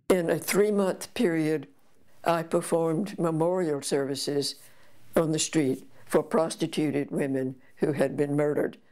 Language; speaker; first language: English; native; English